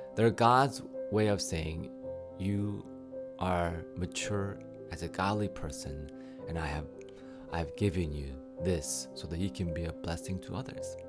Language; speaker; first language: English; native; English